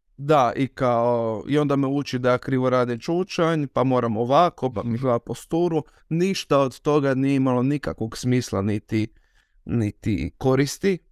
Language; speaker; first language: Croatian; native; Croatian